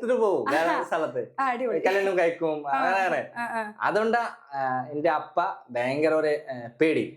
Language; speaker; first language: Malayalam; non-native, local second language; Bangla